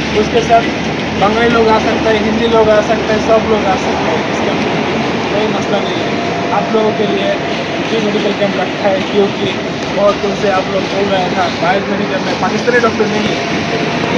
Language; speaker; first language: Hindi; non-native, fluent; Bangla